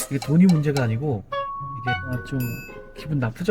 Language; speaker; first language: Korean; native; Korean